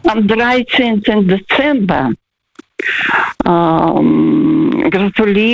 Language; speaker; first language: German; non-native, fluent; Russian